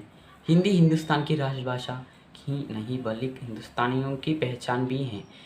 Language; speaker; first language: Hindi; non-native, local second language; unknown